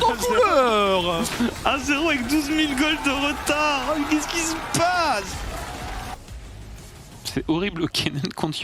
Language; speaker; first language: French; native; French